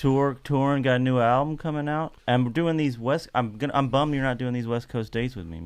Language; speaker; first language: English; native; English